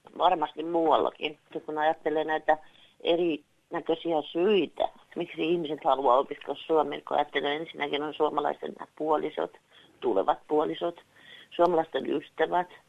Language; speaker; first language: Finnish; native; Finnish